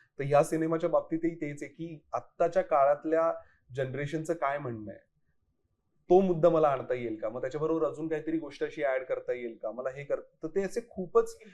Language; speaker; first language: Marathi; native; Marathi